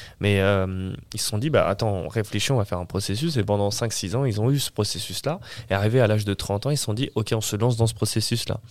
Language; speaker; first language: French; early bilingual, other home language; Portuguese